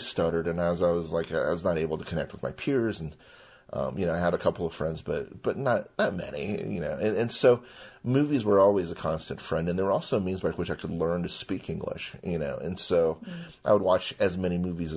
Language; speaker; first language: English; non-native, local second language; Chinese